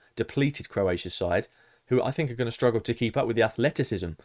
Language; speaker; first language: English; native; English